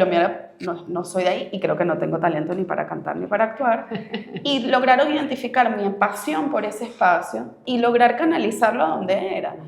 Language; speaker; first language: Spanish; native; Spanish